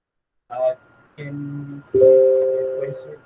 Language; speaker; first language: English; non-native, local second language; Malay